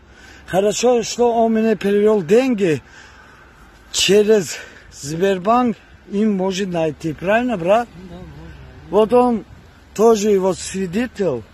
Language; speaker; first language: Russian; non-native, learner; Tajik